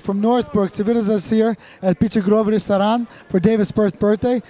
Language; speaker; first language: English; early bilingual, other home language; Russian